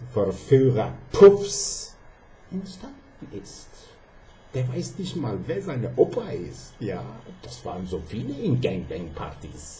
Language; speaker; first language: German; non-native, fluent; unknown